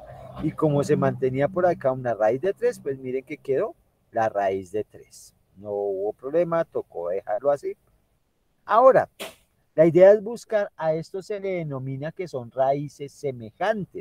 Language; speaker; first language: Spanish; native; Spanish